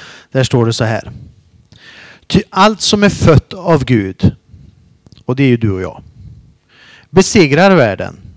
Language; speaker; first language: Swedish; native; Swedish